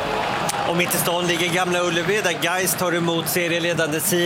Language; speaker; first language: Swedish; native; Swedish